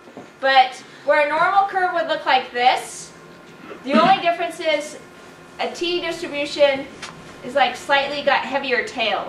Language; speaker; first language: English; native; English